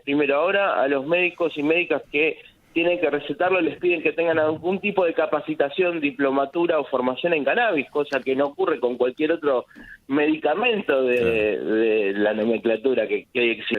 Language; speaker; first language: Spanish; native; Spanish